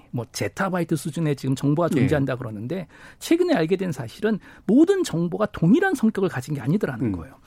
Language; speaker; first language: Korean; native; Korean